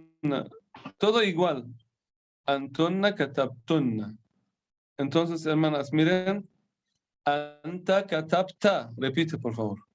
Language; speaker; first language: Spanish; non-native, fluent; Persian